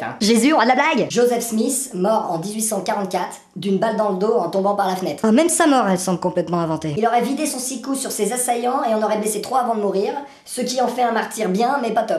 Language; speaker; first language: French; native; French